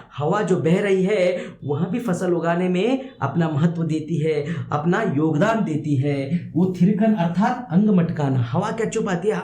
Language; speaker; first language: Hindi; non-native, local second language; Kannada